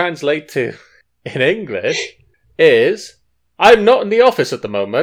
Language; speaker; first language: English; native; English